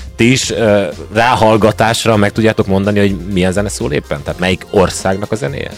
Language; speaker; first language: Hungarian; early bilingual, other home language; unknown